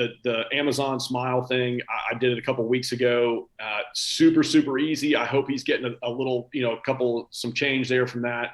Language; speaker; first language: English; native; English